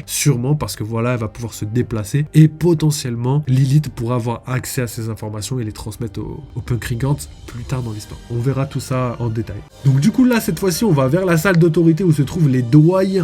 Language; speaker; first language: French; native; French